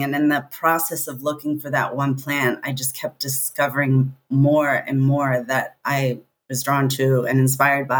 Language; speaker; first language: English; native; English